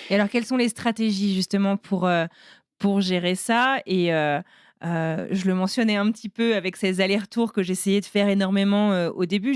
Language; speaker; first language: French; native; French